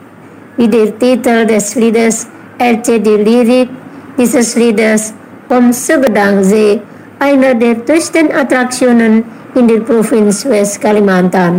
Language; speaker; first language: German; non-native, learner; Indonesian